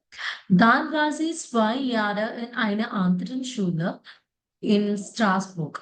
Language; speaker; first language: German; non-native, fluent; Malayalam